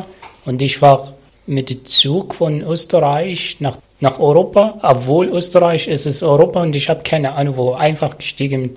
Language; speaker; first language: German; non-native, learner; Arabic